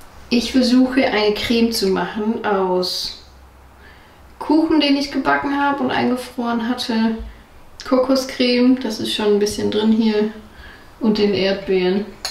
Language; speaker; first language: German; native; German